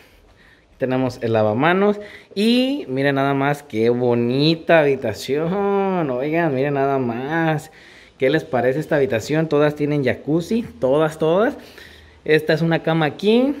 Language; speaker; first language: Spanish; native; Spanish